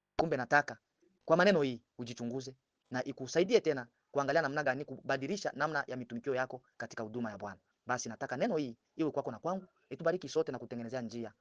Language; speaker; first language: Swahili; native; Swahili